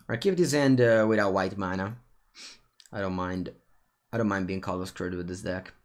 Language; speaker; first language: English; non-native, fluent; Italian